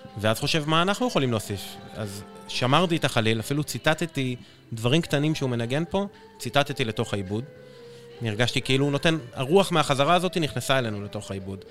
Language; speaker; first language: Hebrew; native; Hebrew